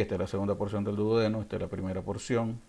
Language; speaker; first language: Spanish; native; Spanish